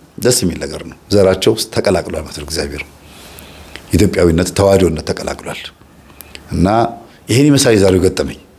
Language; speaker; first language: Amharic; native; Amharic